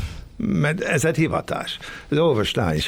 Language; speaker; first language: Hungarian; early bilingual, other home language; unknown